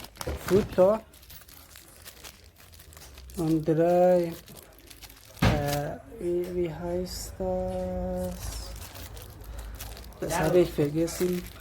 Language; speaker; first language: German; non-native, learner; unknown